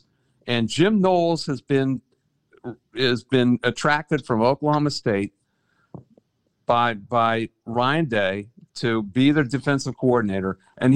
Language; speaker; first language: English; native; English